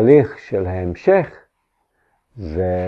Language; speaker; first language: Hebrew; non-native, fluent; English